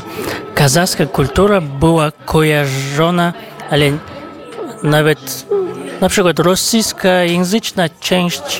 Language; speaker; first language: Polish; non-native, fluent; Kazakh